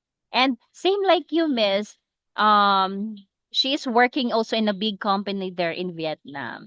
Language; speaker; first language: English; non-native, local second language; Cebuano